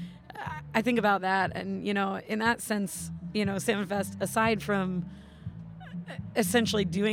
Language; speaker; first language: English; native; English